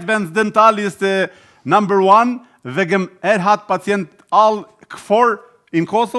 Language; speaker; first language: German; non-native, learner; Albanian